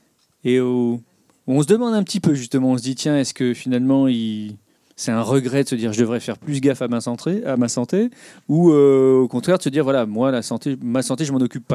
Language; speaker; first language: French; native; French